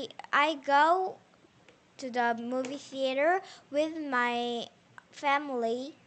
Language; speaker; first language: English; non-native, learner; Korean